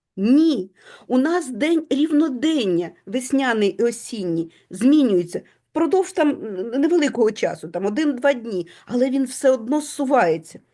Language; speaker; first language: Ukrainian; non-native, local second language; Russian